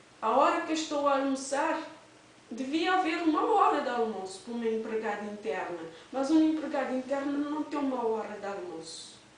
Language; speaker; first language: Portuguese; non-native, local second language; Kabuverdianu